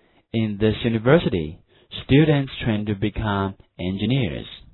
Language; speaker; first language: English; non-native, fluent; Chinese